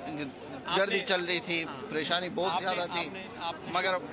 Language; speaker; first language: Hindi; non-native, fluent; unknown